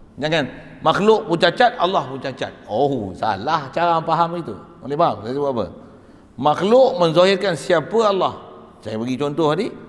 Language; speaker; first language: Malay; native; Malay